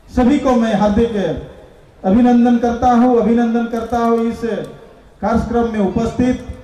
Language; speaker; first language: Hindi; non-native, local second language; Bangla